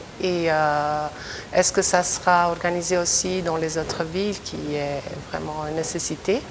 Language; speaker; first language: French; non-native, fluent; Albanian